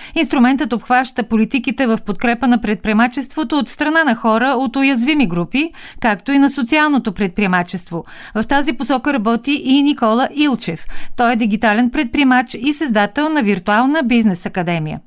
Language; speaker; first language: Bulgarian; native; Bulgarian